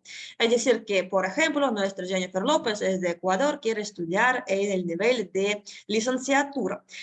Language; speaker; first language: Spanish; non-native, fluent; Russian